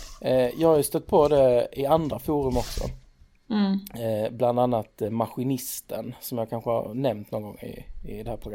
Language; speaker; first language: Swedish; native; Swedish